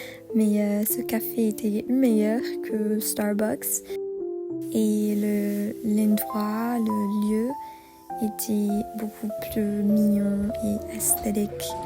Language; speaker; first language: French; non-native, learner; English